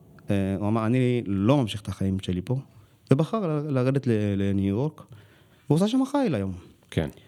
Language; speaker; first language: Hebrew; early bilingual, other home language; Amharic